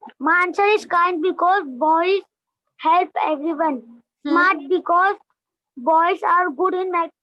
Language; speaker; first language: English; non-native, learner; Hindi